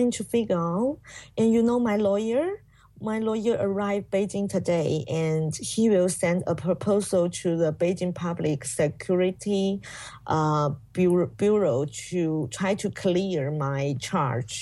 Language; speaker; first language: English; non-native, fluent; Chinese